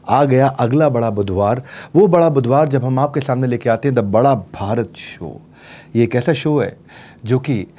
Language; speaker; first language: Hindi; native; Hindi